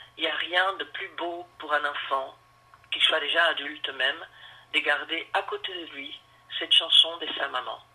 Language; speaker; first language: French; non-native, fluent; Spanish